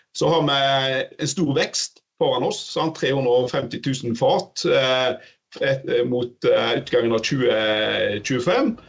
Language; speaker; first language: Norwegian; native; Norwegian